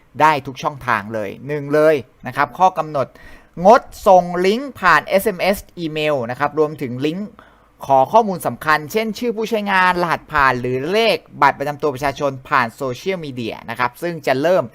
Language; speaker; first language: Thai; native; Thai